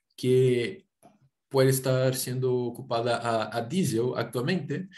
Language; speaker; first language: Spanish; non-native, fluent; Portuguese